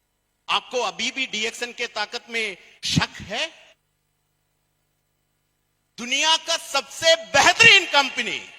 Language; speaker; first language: Hindi; non-native, fluent; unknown